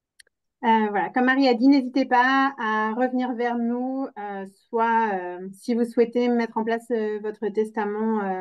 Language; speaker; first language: French; native; French